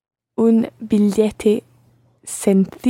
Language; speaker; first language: Spanish; non-native, learner; English